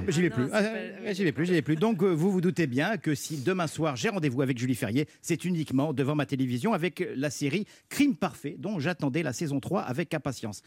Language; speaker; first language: French; native; French